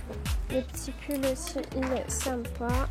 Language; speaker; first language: French; non-native, local second language; Arabic